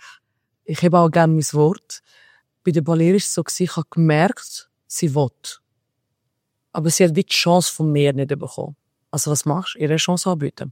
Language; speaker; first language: German; early bilingual, other home language; Albanian